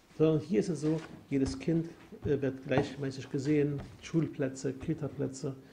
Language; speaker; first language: German; early bilingual, other home language; Arabic